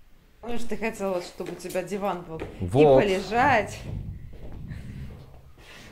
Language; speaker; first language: Russian; native; Russian